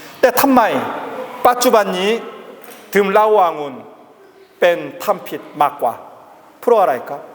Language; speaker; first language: Thai; non-native, learner; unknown